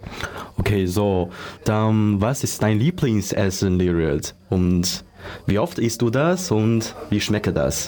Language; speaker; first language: German; non-native, learner; Chinese